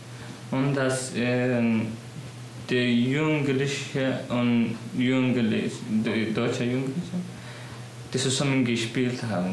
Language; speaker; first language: German; non-native, learner; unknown